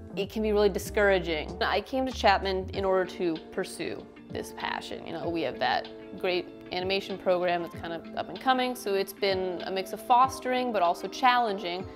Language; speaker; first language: English; native; English